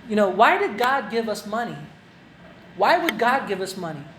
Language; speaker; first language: English; non-native, local second language; Filipino